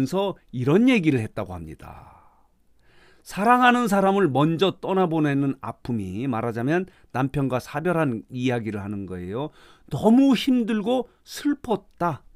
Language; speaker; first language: Korean; native; Korean